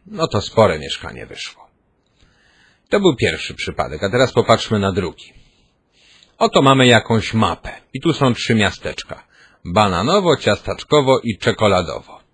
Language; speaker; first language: Polish; native; Polish